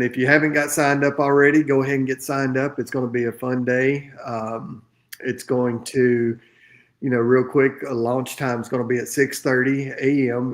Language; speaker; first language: English; native; English